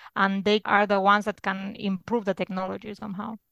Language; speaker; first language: English; non-native, fluent; Catalan